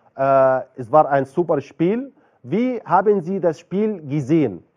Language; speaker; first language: German; non-native, learner; Arabic